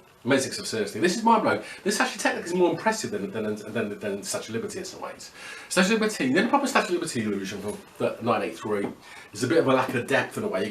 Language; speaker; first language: English; native; English